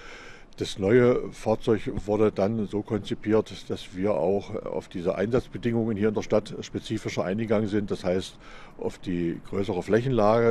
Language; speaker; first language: German; native; German